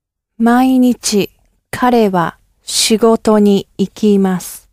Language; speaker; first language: Japanese; non-native, learner; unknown